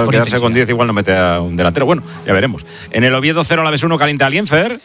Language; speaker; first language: Spanish; native; Spanish